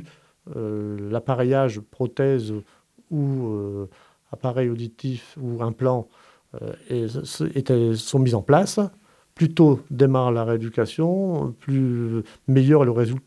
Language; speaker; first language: French; native; French